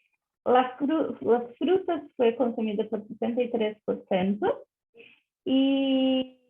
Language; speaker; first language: Spanish; non-native, learner; Portuguese